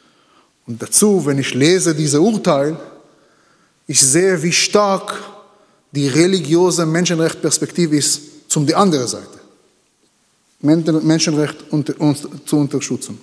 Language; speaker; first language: German; non-native, learner; Hebrew